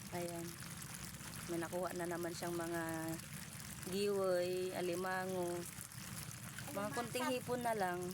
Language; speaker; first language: Filipino; non-native, local second language; Iloko